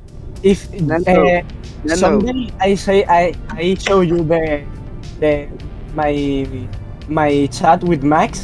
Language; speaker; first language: English; non-native, learner; Spanish